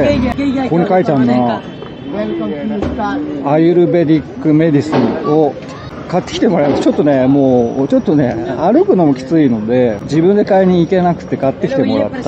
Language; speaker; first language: Japanese; native; Japanese